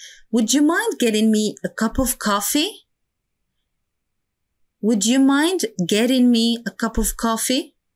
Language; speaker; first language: English; non-native, fluent; Arabic